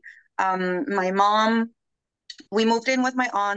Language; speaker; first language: English; early bilingual, other home language; Spanish